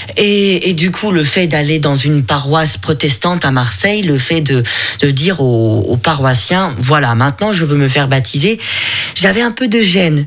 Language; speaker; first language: French; non-native, fluent; German